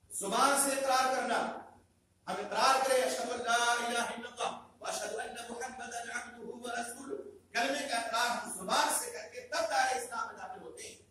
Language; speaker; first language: Urdu; native; Urdu